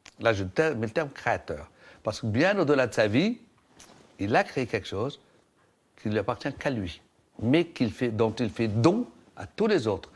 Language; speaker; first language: French; non-native, local second language; Arabic